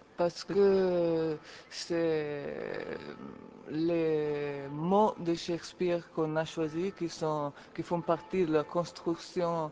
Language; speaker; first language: French; non-native, fluent; Italian